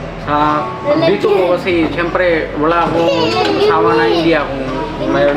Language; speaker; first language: Filipino; non-native, learner; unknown